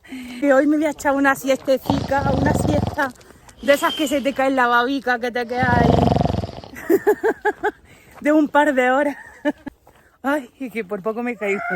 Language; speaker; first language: Spanish; native; Spanish